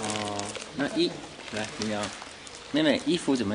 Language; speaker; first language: Chinese; native; Chinese